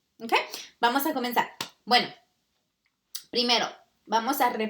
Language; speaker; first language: Spanish; early bilingual, heritage; Spanish